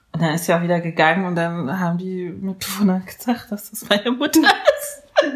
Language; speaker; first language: German; early bilingual, other home language; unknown